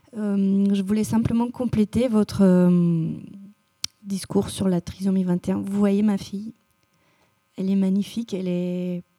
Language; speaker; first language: French; non-native, fluent; Romanian